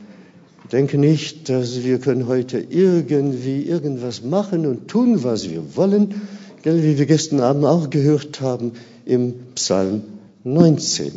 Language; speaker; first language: German; non-native, fluent; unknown